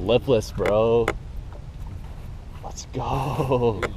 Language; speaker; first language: English; native; English